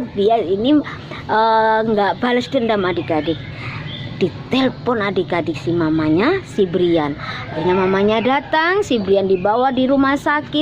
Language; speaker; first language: Indonesian; non-native, local second language; Javanese